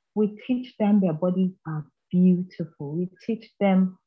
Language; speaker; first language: English; non-native, local second language; Igbo